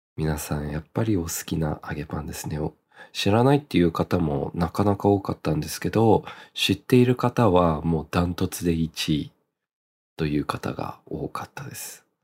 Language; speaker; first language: Japanese; native; Japanese